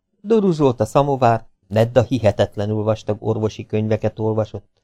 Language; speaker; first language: Hungarian; native; Hungarian